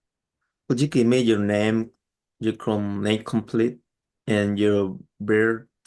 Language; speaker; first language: English; non-native, learner; Spanish